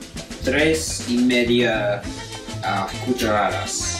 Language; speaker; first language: Spanish; non-native, learner; English